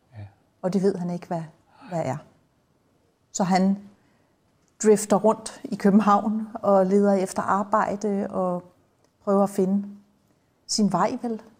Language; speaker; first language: Danish; native; Danish